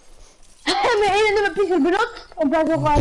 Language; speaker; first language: German; non-native, local second language; Luxembourgish